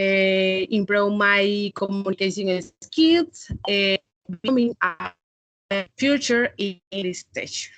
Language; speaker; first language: English; non-native, learner; Spanish